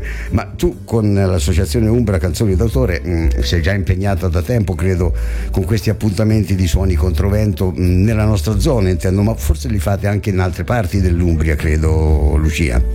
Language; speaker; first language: Italian; native; Italian